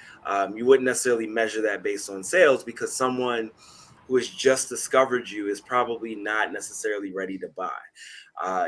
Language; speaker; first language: English; native; English